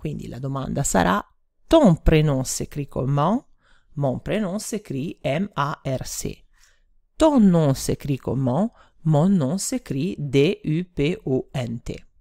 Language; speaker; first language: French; non-native, fluent; Italian